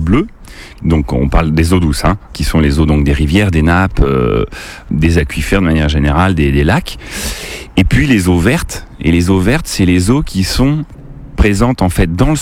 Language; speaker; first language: French; native; French